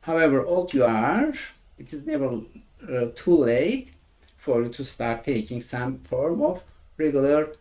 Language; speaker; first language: English; non-native, fluent; Turkish